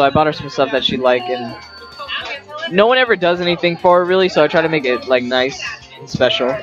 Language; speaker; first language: English; native; English